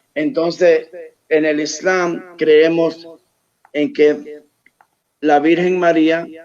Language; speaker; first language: Spanish; early bilingual, heritage; Spanish